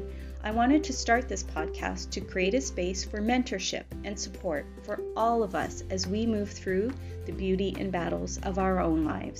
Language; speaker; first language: English; native; English